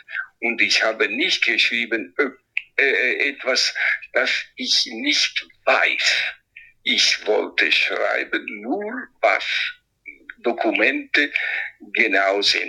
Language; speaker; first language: German; non-native, fluent; Italian